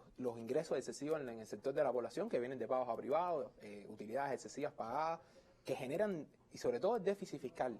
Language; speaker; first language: Spanish; native; Spanish